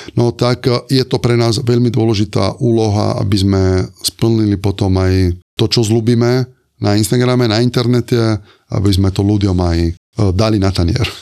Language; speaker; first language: Slovak; non-native, fluent; Italian